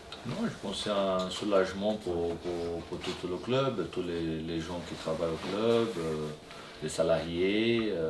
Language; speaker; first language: French; non-native, fluent; Portuguese